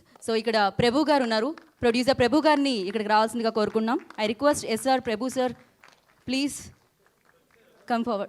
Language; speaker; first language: Telugu; native; Telugu